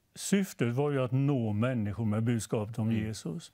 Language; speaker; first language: Swedish; native; Swedish